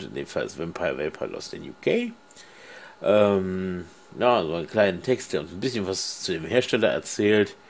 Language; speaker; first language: German; native; German